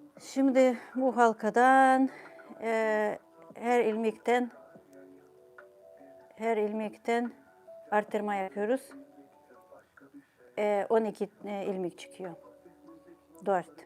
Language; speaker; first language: Turkish; non-native, fluent; Ukrainian